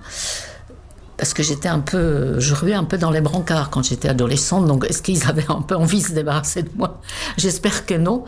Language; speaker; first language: French; non-native, fluent; Czech